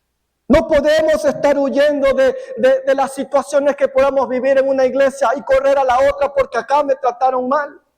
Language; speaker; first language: Spanish; native; Spanish